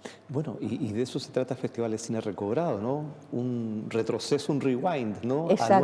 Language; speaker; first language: Spanish; native; Spanish